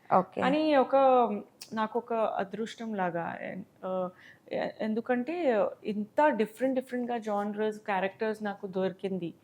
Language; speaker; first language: Telugu; non-native, local second language; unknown